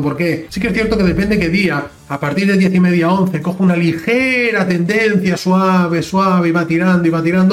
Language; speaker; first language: Spanish; native; Spanish